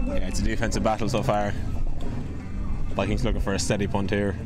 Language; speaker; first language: English; native; English